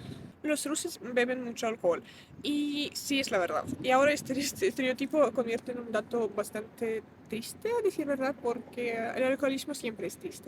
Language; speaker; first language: Spanish; non-native, fluent; Russian